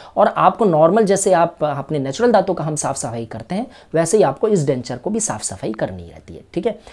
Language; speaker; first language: Hindi; native; Hindi